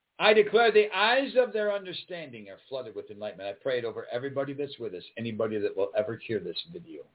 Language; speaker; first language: English; native; English